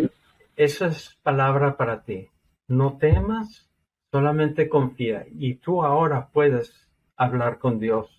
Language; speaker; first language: Spanish; non-native, fluent; English